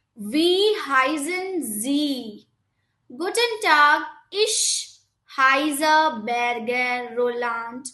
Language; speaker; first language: German; non-native, fluent; Hindi